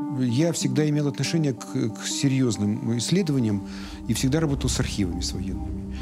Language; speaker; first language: Russian; native; Russian